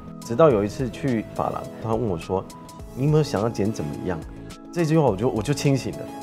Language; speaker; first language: Chinese; native; Chinese